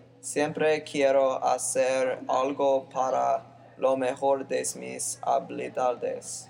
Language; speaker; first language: Spanish; non-native, learner; English